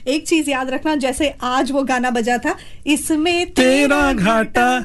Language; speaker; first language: Hindi; non-native, local second language; Malayalam